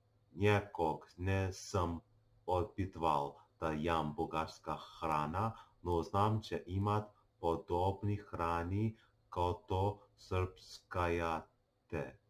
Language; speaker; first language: Bulgarian; non-native, learner; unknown